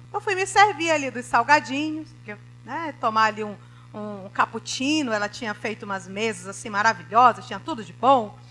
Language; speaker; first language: Portuguese; native; Portuguese